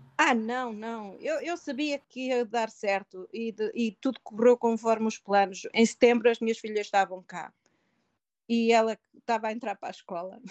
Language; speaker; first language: Portuguese; native; Portuguese